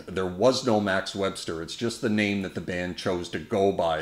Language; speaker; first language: English; native; English